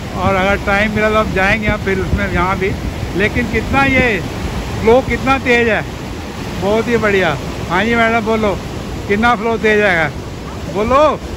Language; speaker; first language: Hindi; native; Hindi